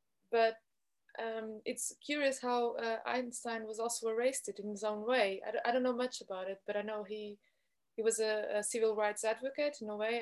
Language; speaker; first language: English; non-native, fluent; Portuguese